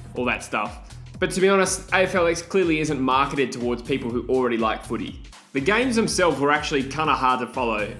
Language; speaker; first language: English; native; English